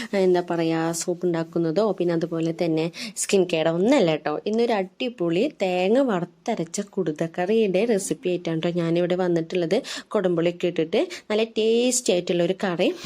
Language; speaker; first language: Malayalam; native; Malayalam